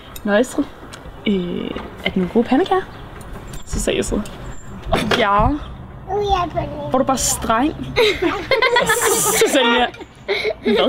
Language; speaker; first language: Danish; native; Danish